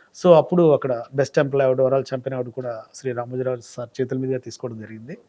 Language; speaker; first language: Telugu; native; Telugu